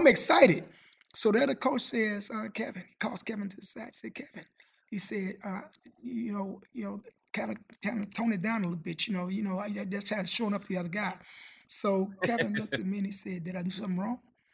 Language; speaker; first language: English; native; English